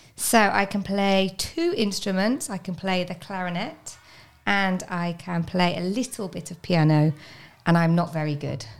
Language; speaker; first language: English; native; English